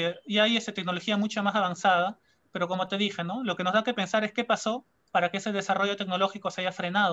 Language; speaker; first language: Spanish; native; Spanish